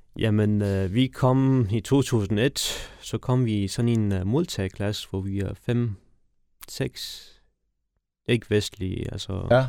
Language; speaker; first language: Danish; early bilingual, other home language; Persian